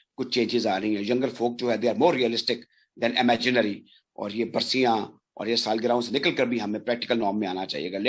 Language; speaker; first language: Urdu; non-native, local second language; Punjabi